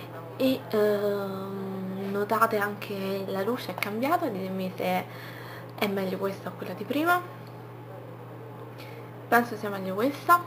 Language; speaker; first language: Italian; native; Italian